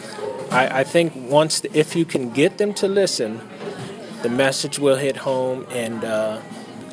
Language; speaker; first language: English; native; English